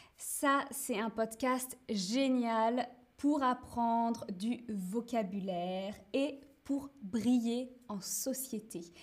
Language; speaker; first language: French; native; French